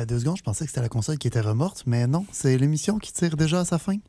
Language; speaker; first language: French; native; French